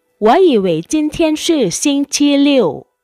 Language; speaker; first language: Chinese; non-native, fluent; Thai